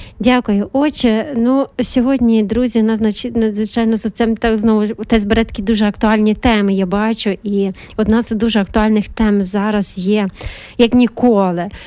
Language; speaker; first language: Ukrainian; native; Ukrainian